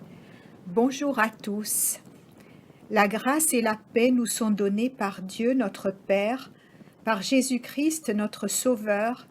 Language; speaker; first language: French; native; French